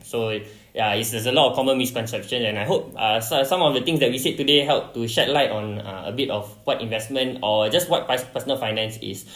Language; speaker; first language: English; non-native, local second language; Malay